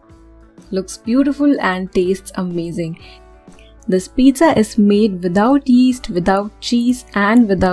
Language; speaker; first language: English; non-native, local second language; Hindi